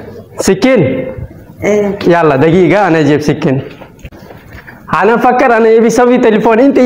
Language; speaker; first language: Arabic; non-native, learner; Telugu